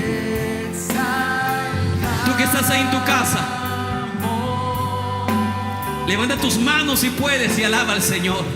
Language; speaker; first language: Spanish; native; Spanish